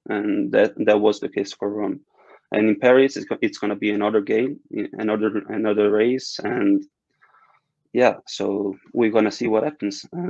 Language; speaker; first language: English; non-native, fluent; Italian